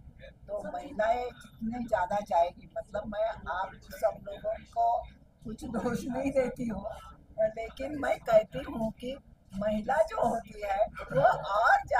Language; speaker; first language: Hindi; non-native, local second language; Marathi